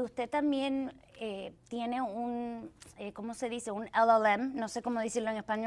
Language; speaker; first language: Spanish; early bilingual, heritage; Spanish